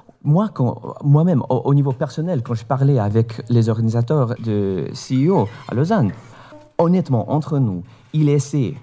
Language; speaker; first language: French; non-native, fluent; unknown